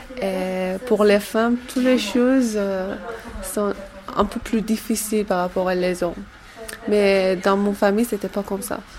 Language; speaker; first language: French; non-native, learner; Persian